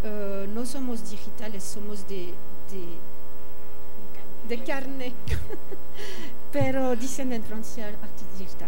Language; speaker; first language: Spanish; non-native, fluent; French